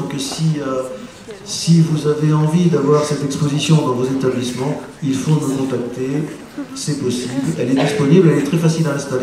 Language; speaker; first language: French; native; French